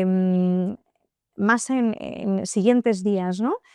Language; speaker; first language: Spanish; native; Spanish